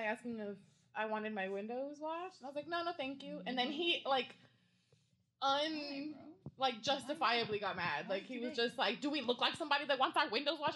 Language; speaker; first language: English; native; English